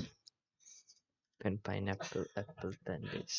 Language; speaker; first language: Japanese; non-native, learner; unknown